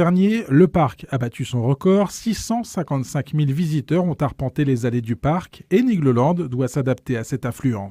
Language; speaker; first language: French; native; French